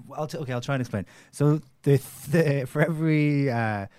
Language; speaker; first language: English; native; English